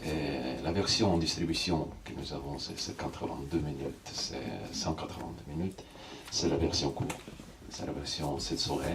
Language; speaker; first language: French; non-native, fluent; Russian